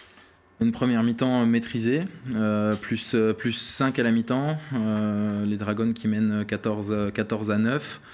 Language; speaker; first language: French; native; French